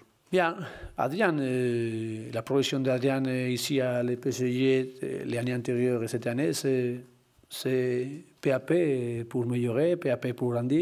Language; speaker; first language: French; non-native, learner; Spanish